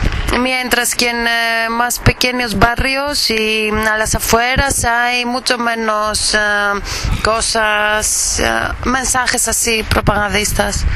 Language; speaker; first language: Spanish; non-native, fluent; Greek